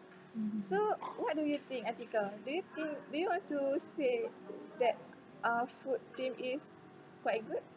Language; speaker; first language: English; non-native, local second language; Malay